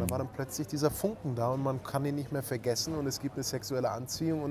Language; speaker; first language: German; native; German